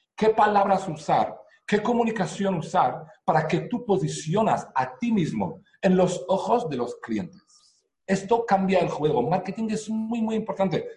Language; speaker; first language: Spanish; non-native, fluent; Hebrew